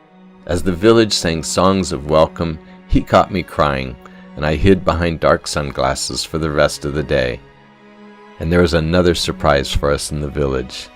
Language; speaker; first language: English; native; English